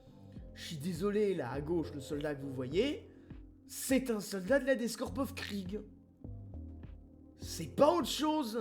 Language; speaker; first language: French; native; French